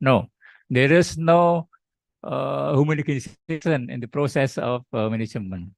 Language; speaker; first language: English; non-native, learner; Indonesian